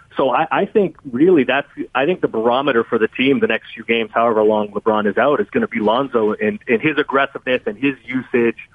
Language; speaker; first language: English; native; English